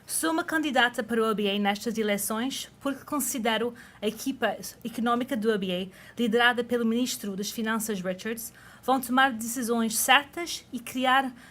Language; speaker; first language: Portuguese; early bilingual, other home language; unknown